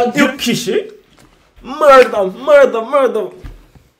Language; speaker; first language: Turkish; non-native, learner; English